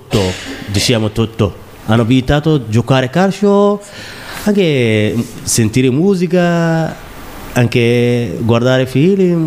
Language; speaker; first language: Italian; non-native, learner; Somali